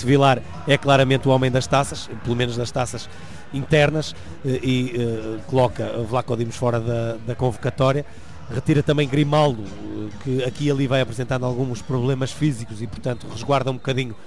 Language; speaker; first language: Portuguese; native; Portuguese